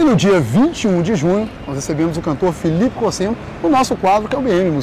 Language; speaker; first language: Portuguese; native; Portuguese